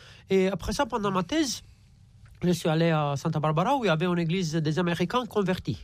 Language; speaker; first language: French; non-native, fluent; Romanian